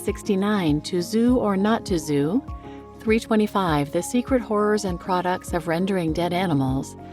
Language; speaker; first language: English; native; English